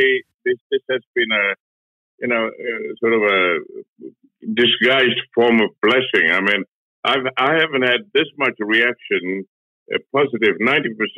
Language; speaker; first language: English; non-native, local second language; Tamil